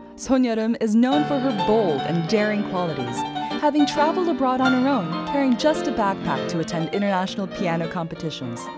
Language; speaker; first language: English; native; English